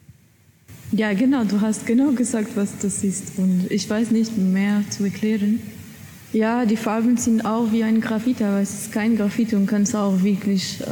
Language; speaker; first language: German; non-native, learner; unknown